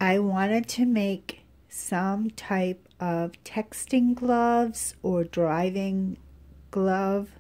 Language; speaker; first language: English; native; English